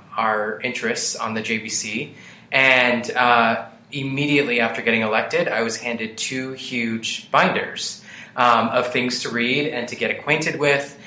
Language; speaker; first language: English; native; English